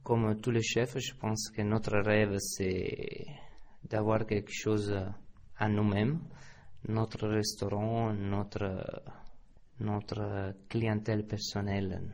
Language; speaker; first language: French; non-native, fluent; Italian